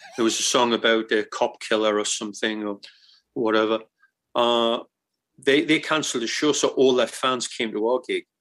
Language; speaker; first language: English; native; English